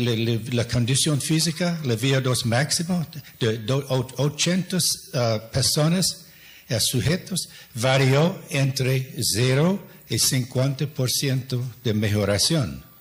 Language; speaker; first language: Spanish; non-native, fluent; English